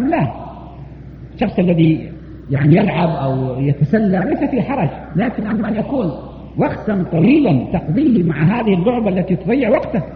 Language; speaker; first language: Arabic; native; Arabic